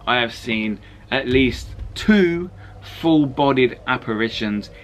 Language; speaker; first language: English; native; English